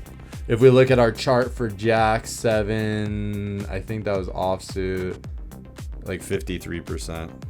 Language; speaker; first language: English; native; English